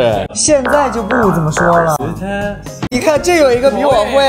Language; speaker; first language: Chinese; non-native, learner; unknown